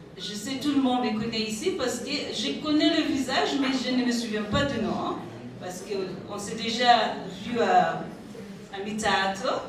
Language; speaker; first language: French; non-native, fluent; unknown